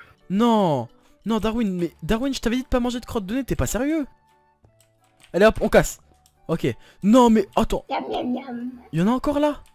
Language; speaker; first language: French; native; French